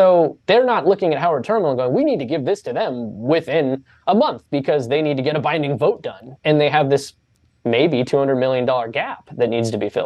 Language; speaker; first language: English; native; English